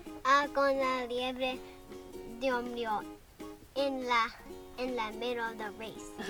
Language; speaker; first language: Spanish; early bilingual, heritage; Spanish